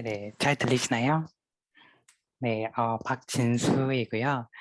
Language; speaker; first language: Korean; early bilingual, heritage; Korean